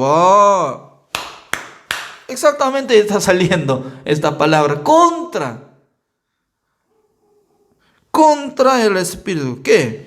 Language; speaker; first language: Spanish; non-native, learner; Korean